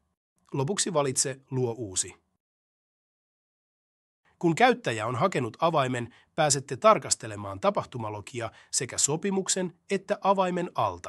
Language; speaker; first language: Finnish; native; Finnish